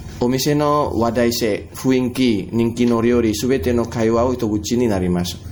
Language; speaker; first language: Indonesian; native; Indonesian